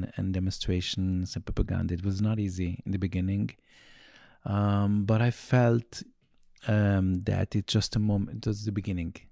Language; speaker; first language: English; non-native, learner; Yiddish